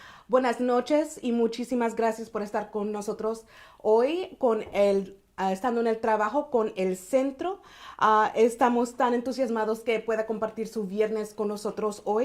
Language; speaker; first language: Spanish; early bilingual, heritage; Spanish